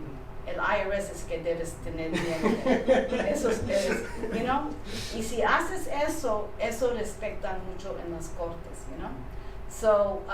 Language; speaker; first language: Spanish; early bilingual, heritage; Spanish